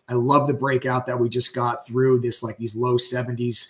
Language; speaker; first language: English; native; English